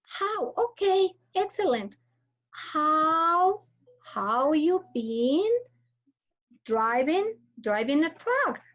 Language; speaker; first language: English; non-native, fluent; Spanish